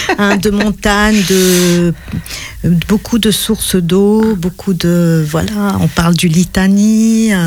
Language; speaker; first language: French; non-native, local second language; Arabic